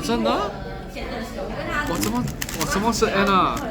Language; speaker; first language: Chinese; non-native, learner; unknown